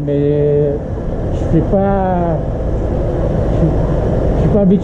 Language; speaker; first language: French; non-native, learner; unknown